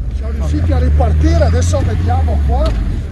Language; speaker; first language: Italian; native; Italian